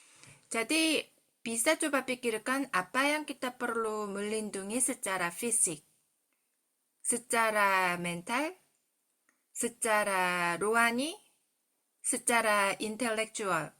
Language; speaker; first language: Indonesian; non-native, fluent; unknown